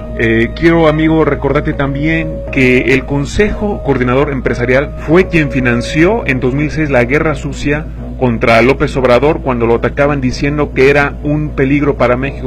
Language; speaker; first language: Spanish; native; Spanish